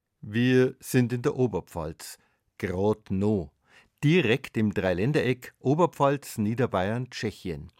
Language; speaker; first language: German; native; German